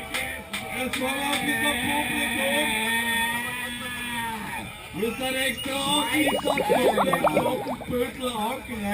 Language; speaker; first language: German; native; German